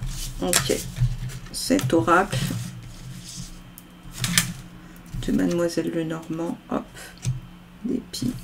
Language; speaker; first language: French; native; French